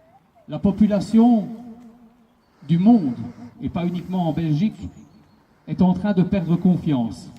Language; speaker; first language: French; native; French